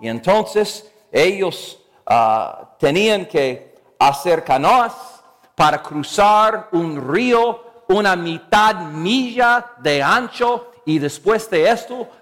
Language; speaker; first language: Spanish; non-native, fluent; English